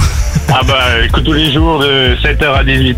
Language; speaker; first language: French; native; French